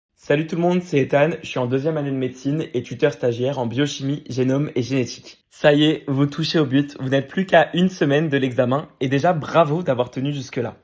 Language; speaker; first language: French; native; French